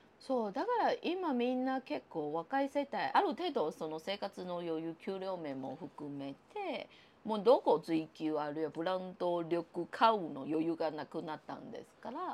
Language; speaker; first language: Japanese; non-native, fluent; Chinese